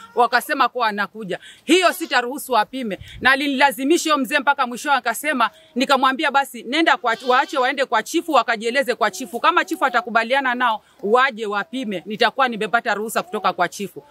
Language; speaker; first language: Swahili; native; Swahili